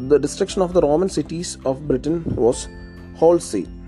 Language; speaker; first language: English; non-native, local second language; Malayalam